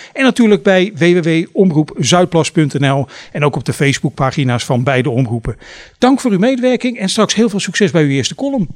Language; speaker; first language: Dutch; native; Dutch